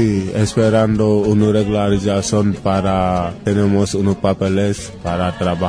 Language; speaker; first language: Spanish; non-native, learner; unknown